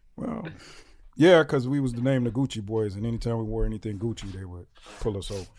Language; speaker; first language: English; native; English